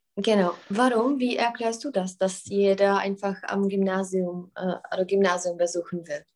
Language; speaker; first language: German; non-native, fluent; Czech